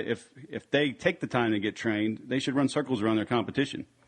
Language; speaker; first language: English; native; English